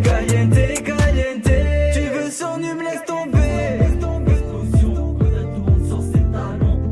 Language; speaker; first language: French; native; French